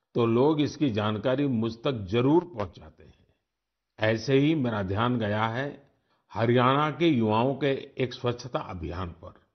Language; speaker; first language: Hindi; non-native, local second language; Gujarati